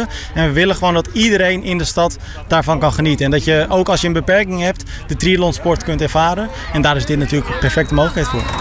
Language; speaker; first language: Dutch; native; Dutch